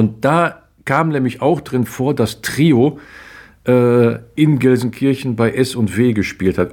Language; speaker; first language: German; native; German